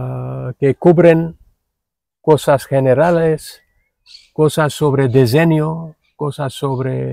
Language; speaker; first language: Spanish; non-native, fluent; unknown